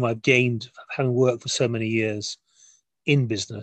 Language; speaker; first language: English; native; English